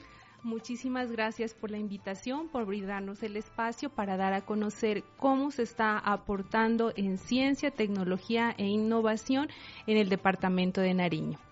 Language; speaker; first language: Spanish; native; Spanish